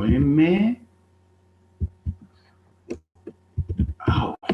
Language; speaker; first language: German; non-native, fluent; English